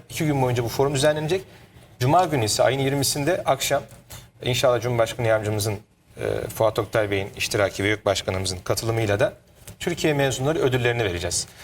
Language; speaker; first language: Turkish; native; Turkish